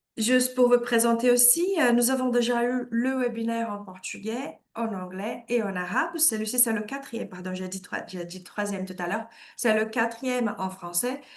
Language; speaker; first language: French; non-native, fluent; Portuguese